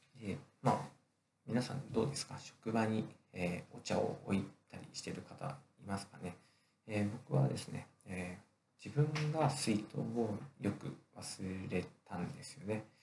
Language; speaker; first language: Japanese; native; Japanese